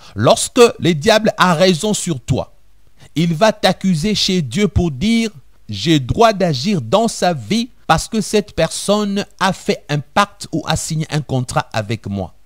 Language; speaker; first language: French; non-native, local second language; Lingala